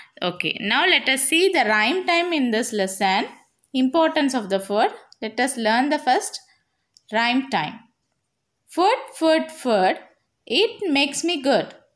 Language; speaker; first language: English; non-native, local second language; Tamil